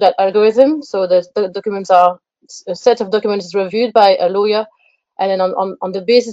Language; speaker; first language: English; non-native, fluent; French